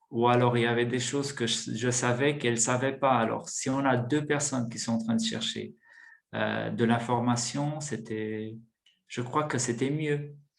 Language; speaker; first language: French; non-native, fluent; Portuguese